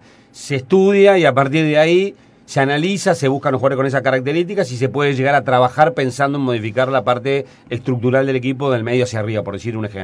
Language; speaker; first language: Spanish; native; Spanish